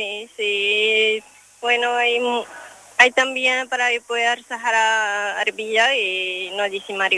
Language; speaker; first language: Spanish; non-native, learner; Arabic